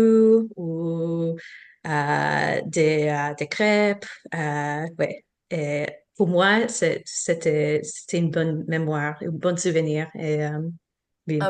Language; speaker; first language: French; non-native, learner; English